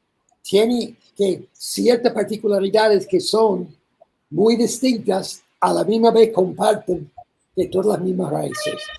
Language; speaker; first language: Spanish; non-native, learner; English